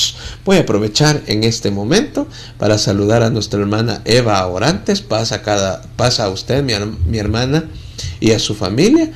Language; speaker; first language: Spanish; native; Spanish